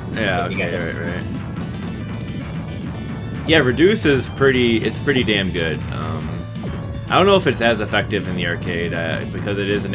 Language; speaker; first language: English; native; English